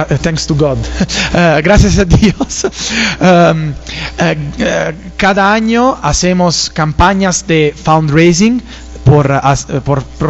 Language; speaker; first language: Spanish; non-native, fluent; Italian